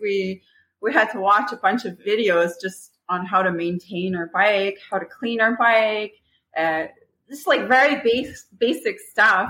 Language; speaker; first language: English; non-native, fluent; French